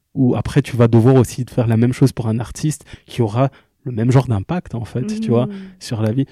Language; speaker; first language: French; non-native, local second language; Lingala